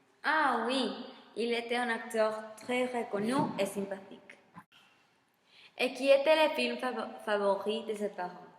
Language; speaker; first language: French; non-native, learner; Spanish